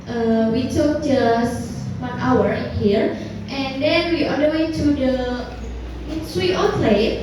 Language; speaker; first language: English; non-native, learner; Indonesian